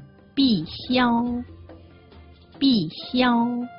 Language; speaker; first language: Chinese; native; Chinese